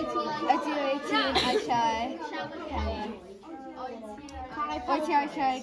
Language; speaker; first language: Welsh; non-native, learner; English